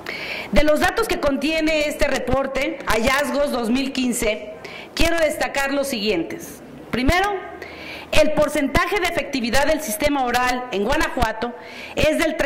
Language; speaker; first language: Spanish; native; Spanish